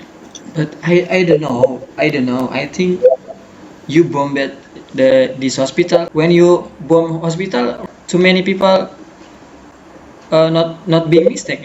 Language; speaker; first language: English; non-native, learner; Indonesian